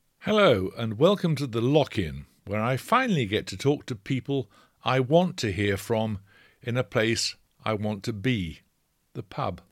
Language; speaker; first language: English; native; English